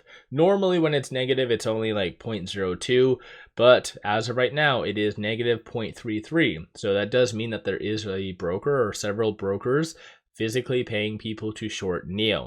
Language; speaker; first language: English; native; English